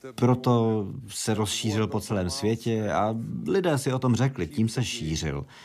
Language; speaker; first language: Czech; non-native, fluent; Russian